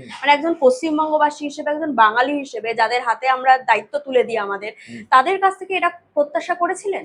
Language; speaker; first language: Bangla; native; Bangla